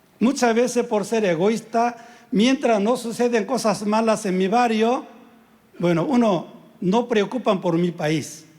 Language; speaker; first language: Spanish; non-native, fluent; Korean